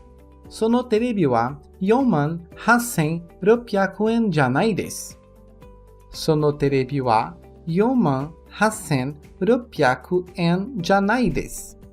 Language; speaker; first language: Japanese; non-native, learner; Portuguese